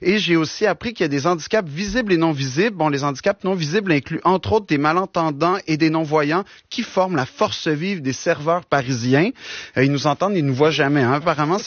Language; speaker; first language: French; native; French